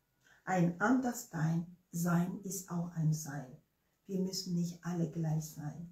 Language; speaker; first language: German; non-native, fluent; Ewe